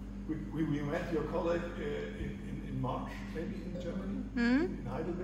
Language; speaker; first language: English; non-native, learner; German